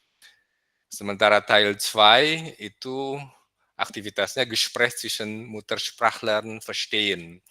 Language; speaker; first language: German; non-native, fluent; Indonesian